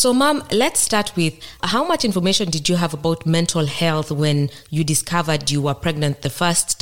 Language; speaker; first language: English; non-native, local second language; Kikuyu